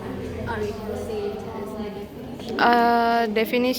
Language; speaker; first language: English; non-native, learner; Indonesian